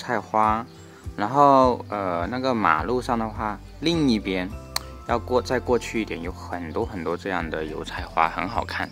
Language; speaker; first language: Chinese; native; Chinese